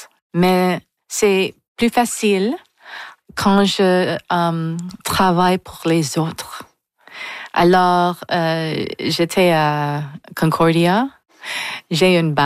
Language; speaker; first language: French; non-native, learner; English